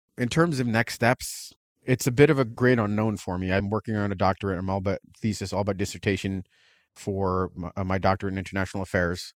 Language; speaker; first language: English; early bilingual, other home language; Russian